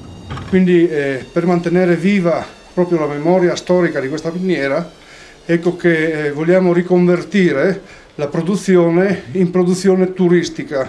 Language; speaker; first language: Italian; native; Italian